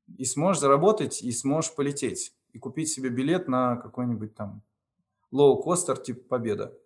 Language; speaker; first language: Russian; native; Russian